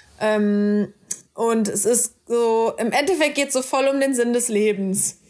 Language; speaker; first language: German; native; German